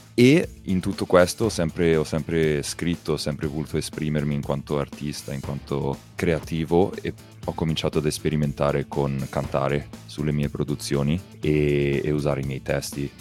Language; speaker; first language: Italian; early bilingual, heritage; Italian